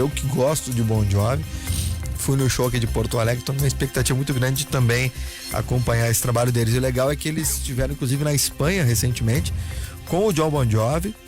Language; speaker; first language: Portuguese; native; Portuguese